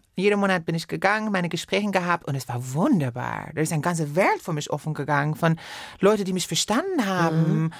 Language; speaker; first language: German; non-native, fluent; Persian